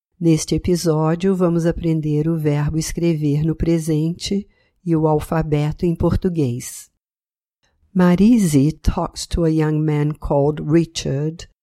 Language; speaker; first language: Portuguese; native; Portuguese